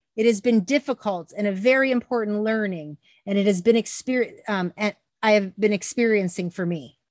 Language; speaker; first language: English; native; English